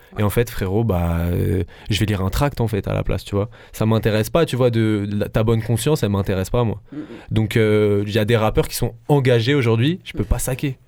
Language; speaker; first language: French; native; French